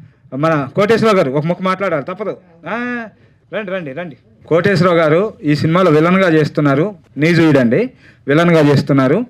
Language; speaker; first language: Telugu; native; Telugu